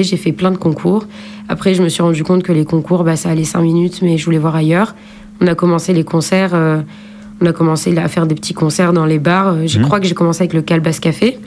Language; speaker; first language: French; native; French